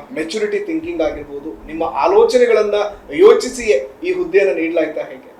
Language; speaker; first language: Kannada; native; Kannada